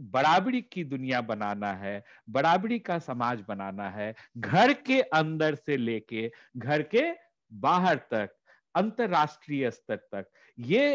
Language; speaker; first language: Hindi; native; Hindi